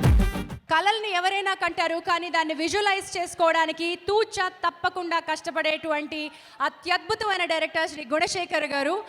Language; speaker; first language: Telugu; native; Telugu